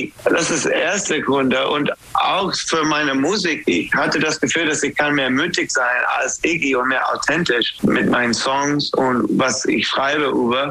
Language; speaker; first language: German; non-native, fluent; English